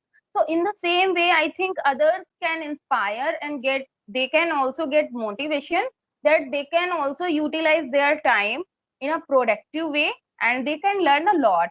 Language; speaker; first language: English; non-native, fluent; Hindi